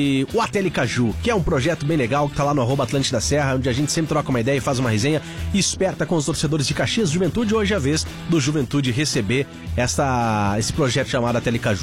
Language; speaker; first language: Portuguese; native; Portuguese